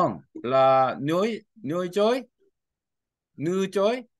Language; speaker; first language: Vietnamese; non-native, learner; Korean